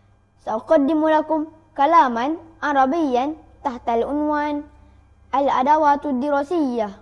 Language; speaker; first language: Arabic; non-native, learner; Malay